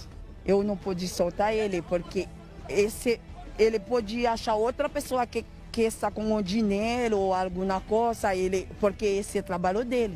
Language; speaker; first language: Portuguese; non-native, learner; Haitian Creole